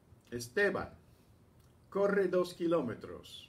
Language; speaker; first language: Spanish; non-native, fluent; English